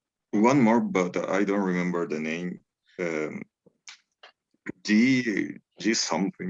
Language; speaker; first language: English; non-native, learner; Spanish